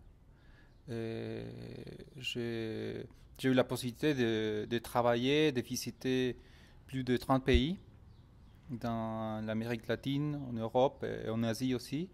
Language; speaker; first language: French; non-native, fluent; Spanish